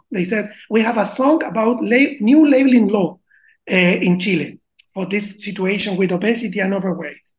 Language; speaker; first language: English; non-native, learner; Spanish